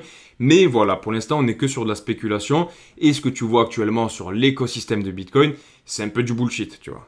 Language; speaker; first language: French; native; French